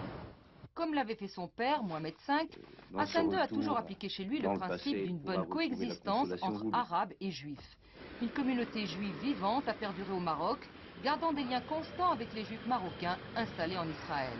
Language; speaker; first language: French; native; French